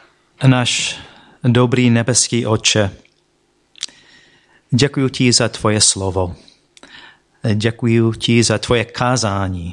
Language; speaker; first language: Czech; non-native, fluent; English